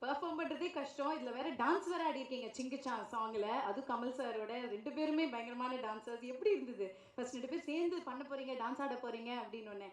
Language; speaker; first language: Tamil; native; Tamil